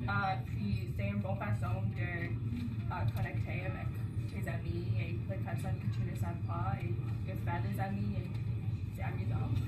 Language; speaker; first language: French; non-native, learner; English